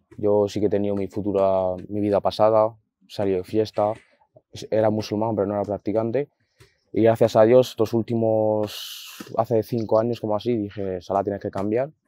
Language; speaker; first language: Spanish; early bilingual, other home language; Arabic